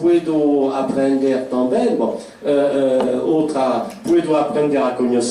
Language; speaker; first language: Portuguese; non-native, fluent; French